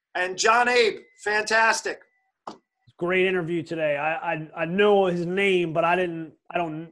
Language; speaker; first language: English; early bilingual, other home language; German